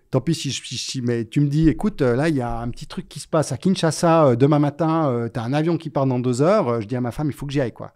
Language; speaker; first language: French; native; French